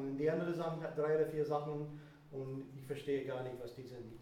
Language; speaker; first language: German; non-native, fluent; English